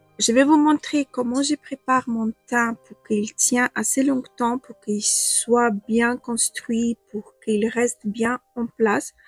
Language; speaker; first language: French; non-native, fluent; Ukrainian